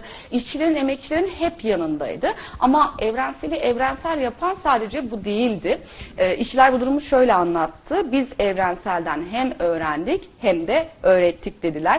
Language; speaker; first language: Turkish; native; Turkish